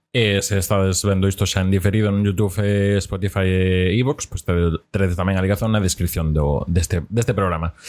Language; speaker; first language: Galician; non-native, local second language; Spanish